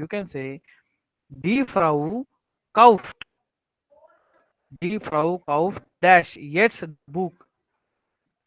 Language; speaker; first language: German; non-native, fluent; Marathi